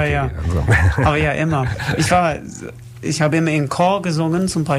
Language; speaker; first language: German; non-native, learner; English